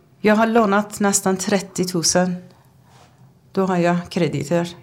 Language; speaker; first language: Swedish; non-native, fluent; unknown